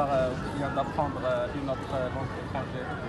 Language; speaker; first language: French; non-native, local second language; Arabic